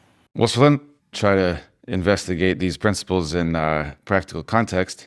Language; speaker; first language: English; native; English